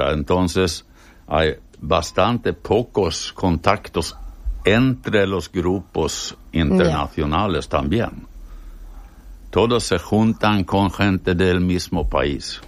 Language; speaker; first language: Spanish; non-native, fluent; Swedish